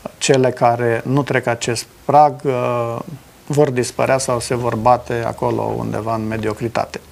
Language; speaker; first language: Romanian; native; Romanian